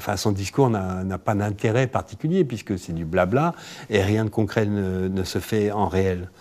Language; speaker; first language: French; native; French